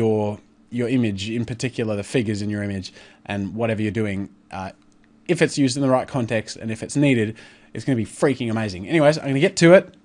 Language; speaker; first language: English; native; English